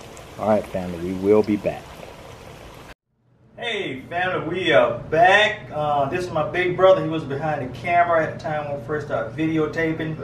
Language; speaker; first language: English; native; English